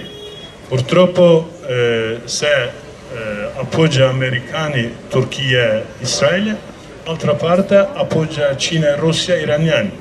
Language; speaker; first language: Italian; non-native, learner; Kurdish